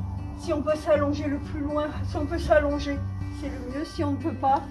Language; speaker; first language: French; native; French